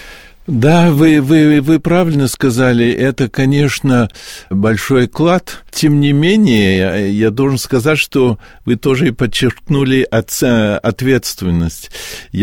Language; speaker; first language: Russian; early bilingual, heritage; Russian